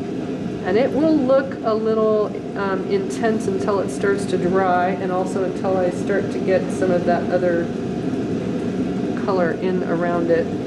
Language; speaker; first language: English; native; English